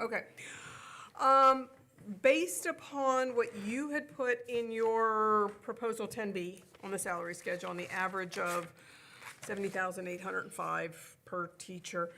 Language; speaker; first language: English; native; English